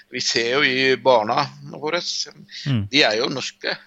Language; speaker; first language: Norwegian; non-native, fluent; Sinhala